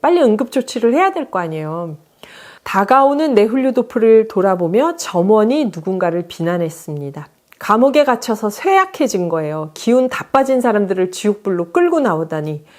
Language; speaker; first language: Korean; native; Korean